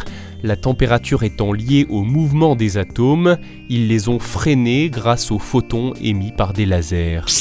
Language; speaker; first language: French; native; French